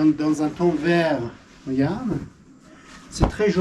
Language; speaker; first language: French; non-native, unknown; Persian